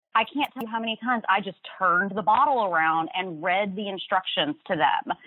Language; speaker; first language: English; native; English